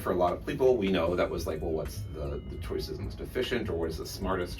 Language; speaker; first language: English; native; English